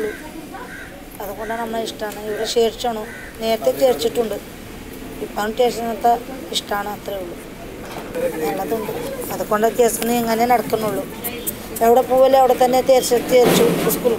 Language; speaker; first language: Malayalam; non-native, local second language; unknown